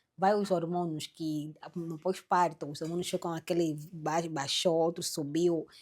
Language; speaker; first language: Portuguese; native; Portuguese